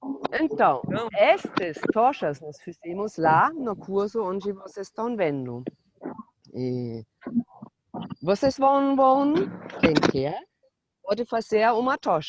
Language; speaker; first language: Portuguese; non-native, fluent; German